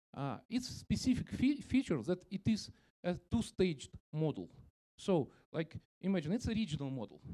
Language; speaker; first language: English; non-native, fluent; Russian